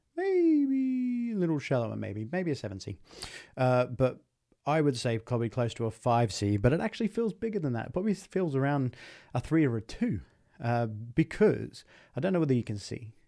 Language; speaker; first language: English; native; English